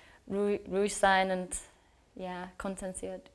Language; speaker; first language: German; non-native, learner; English